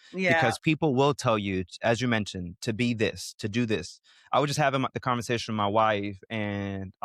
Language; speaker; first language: English; native; English